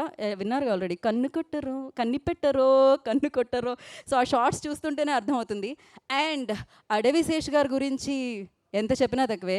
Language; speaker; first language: Telugu; native; Telugu